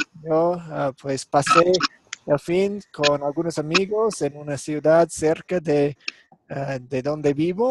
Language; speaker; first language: Spanish; non-native, fluent; English